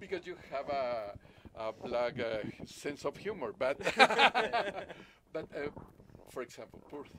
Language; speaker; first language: English; non-native, learner; Spanish